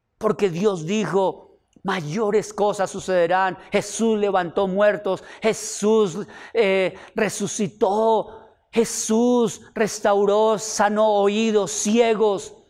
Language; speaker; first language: Spanish; native; Spanish